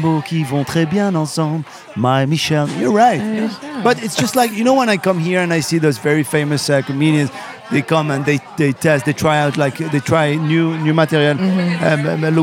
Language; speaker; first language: English; non-native, fluent; Arabic